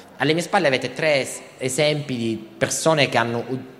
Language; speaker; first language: Italian; native; Italian